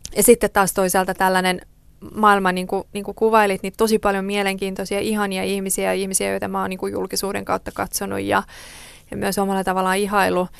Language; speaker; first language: Finnish; early bilingual, other home language; Persian